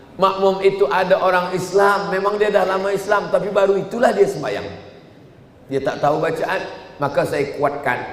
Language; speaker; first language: Malay; native; Malay